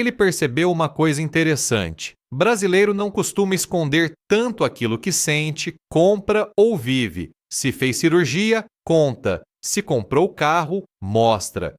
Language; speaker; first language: Portuguese; native; Portuguese